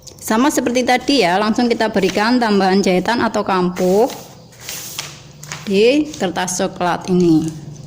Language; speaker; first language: Indonesian; native; Indonesian